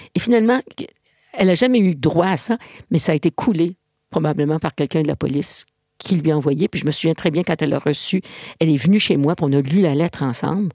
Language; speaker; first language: French; native; French